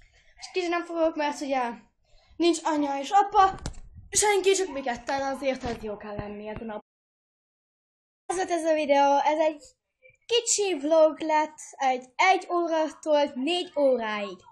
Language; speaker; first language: Hungarian; early bilingual, heritage; Hungarian